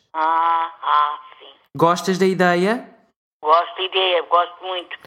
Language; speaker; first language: Portuguese; native; Portuguese